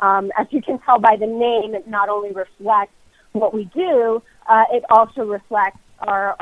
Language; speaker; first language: English; native; English